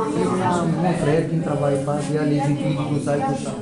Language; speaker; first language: French; non-native, local second language; Arabic